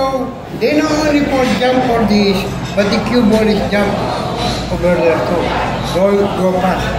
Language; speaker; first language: English; non-native, learner; Filipino